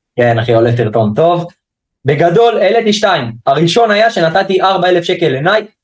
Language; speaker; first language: Hebrew; native; Hebrew